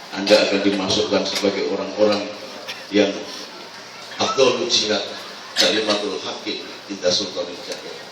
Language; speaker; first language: Indonesian; non-native, local second language; Javanese